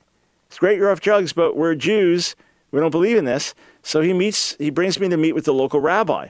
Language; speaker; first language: English; native; English